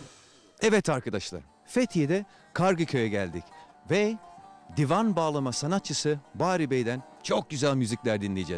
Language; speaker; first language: Turkish; non-native, fluent; English